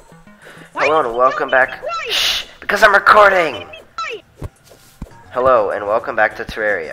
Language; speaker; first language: English; native; English